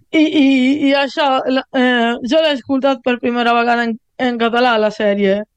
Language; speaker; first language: Catalan; non-native, learner; Italian